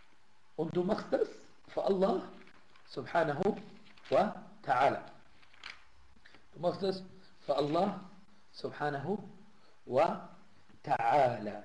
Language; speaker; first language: German; non-native, fluent; Arabic